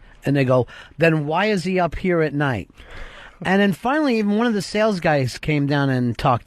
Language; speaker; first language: English; native; English